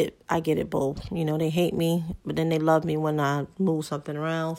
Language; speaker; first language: English; native; English